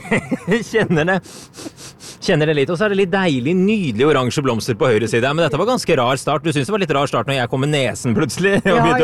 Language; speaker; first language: Norwegian; native; Norwegian